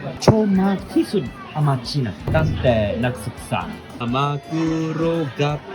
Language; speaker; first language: Thai; non-native, learner; Japanese